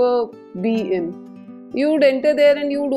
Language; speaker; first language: English; non-native, local second language; Hindi